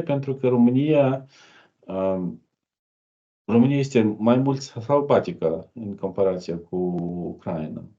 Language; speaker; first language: Romanian; non-native, learner; Ukrainian